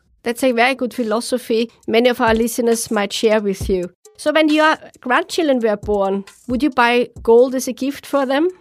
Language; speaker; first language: English; non-native, fluent; German